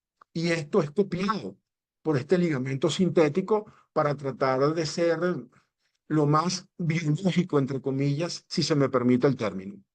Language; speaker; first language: Spanish; native; Spanish